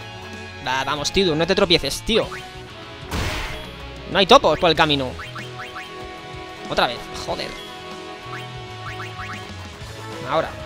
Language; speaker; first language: Spanish; native; Spanish